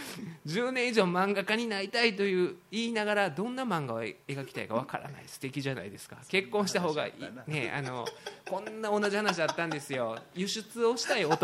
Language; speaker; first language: Japanese; native; Japanese